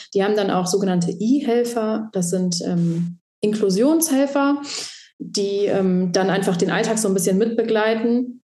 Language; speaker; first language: German; native; German